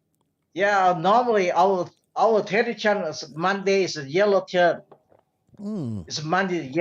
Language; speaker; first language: English; non-native, learner; Thai